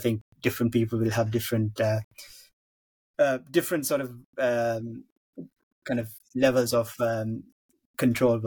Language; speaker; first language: English; non-native, local second language; Sinhala